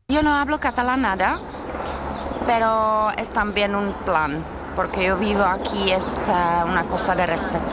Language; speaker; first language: Spanish; non-native, fluent; Czech